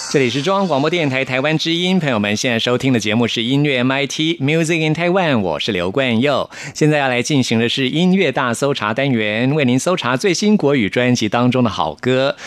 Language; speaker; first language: Chinese; native; Chinese